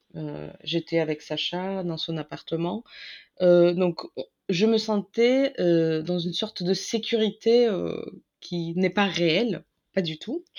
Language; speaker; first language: French; non-native, fluent; Ukrainian